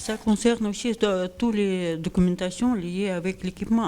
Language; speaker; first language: French; non-native, learner; Russian